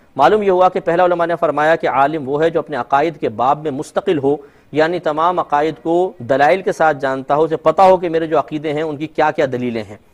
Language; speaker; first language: Urdu; native; Urdu